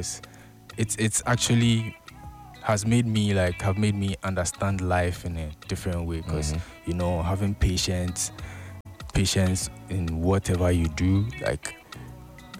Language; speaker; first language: English; non-native, local second language; Akan